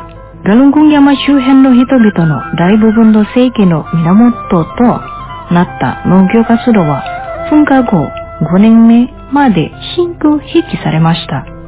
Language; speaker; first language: Japanese; non-native, fluent; Indonesian